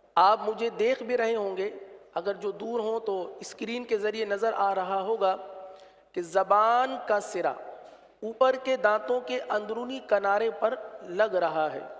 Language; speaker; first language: Urdu; native; Urdu